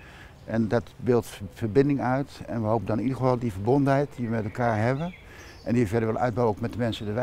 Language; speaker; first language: Dutch; native; Dutch